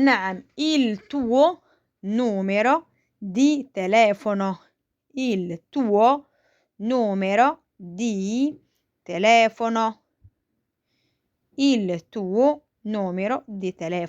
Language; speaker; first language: Italian; non-native, fluent; Arabic